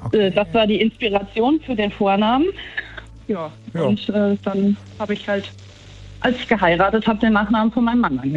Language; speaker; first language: German; native; German